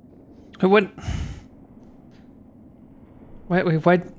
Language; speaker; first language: English; native; English